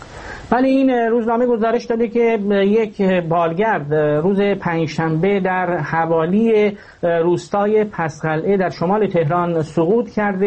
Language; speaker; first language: Persian; native; Persian